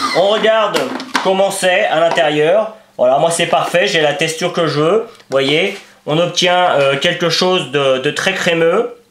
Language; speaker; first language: French; native; French